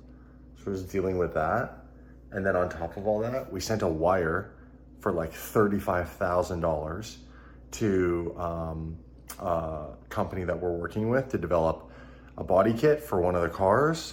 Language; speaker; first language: English; native; English